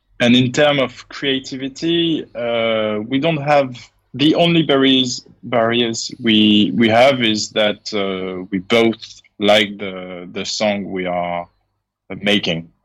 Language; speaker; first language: English; non-native, fluent; French